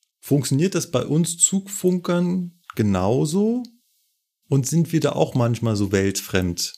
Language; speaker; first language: German; native; German